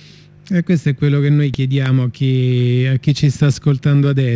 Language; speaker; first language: Italian; native; Italian